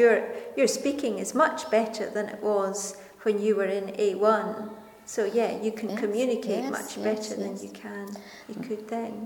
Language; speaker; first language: English; non-native, fluent; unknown